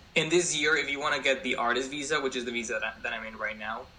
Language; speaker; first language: English; non-native, fluent; Spanish